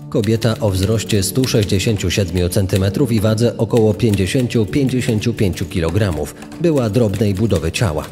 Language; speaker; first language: Polish; native; Polish